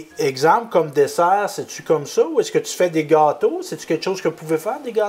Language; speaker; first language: French; native; French